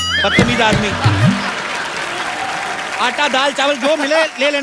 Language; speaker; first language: Hindi; native; Hindi